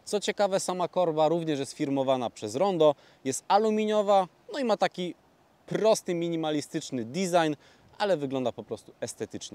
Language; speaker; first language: Polish; native; Polish